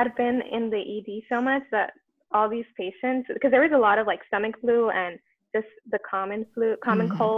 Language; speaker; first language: English; native; English